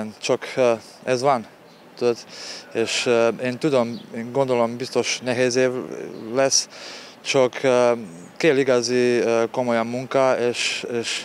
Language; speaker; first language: Hungarian; non-native, learner; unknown